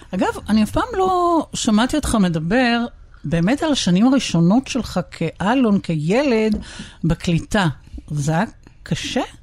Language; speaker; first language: Hebrew; native; Hebrew